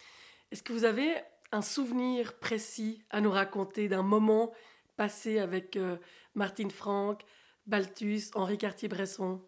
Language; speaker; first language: French; native; French